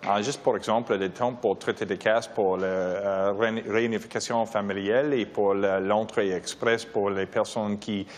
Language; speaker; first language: French; non-native, local second language; English